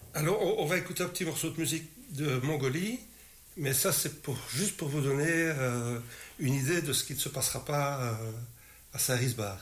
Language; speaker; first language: French; native; French